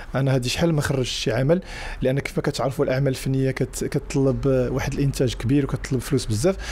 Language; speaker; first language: Arabic; native; Arabic